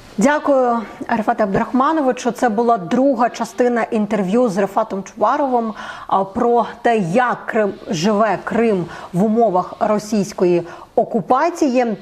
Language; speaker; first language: Ukrainian; native; Ukrainian